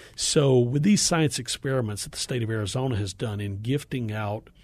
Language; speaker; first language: English; native; English